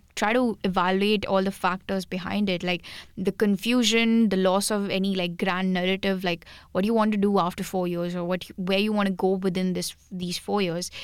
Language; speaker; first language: English; non-native, local second language; Hindi